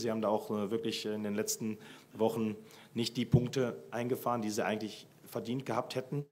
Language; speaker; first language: German; native; German